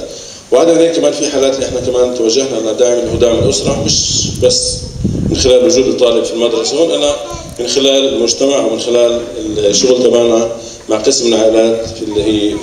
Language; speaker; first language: Arabic; native; Arabic